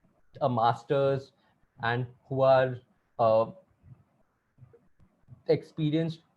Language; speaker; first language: English; non-native, local second language; Hindi